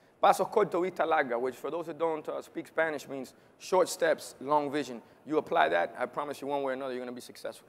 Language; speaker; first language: English; early bilingual, other home language; Spanish